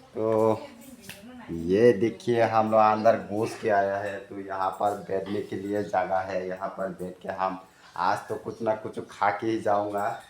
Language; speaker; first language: Hindi; non-native, local second language; Kok Borok